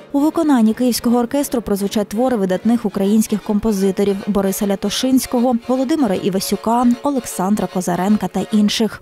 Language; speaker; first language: Ukrainian; native; Ukrainian